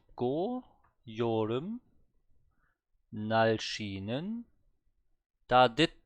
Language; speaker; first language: Korean; non-native, learner; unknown